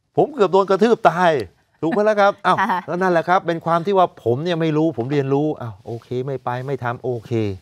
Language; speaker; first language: Thai; native; Thai